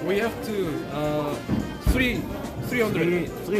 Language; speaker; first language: English; non-native, learner; Korean